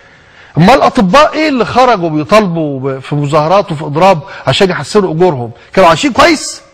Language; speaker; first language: Arabic; native; Arabic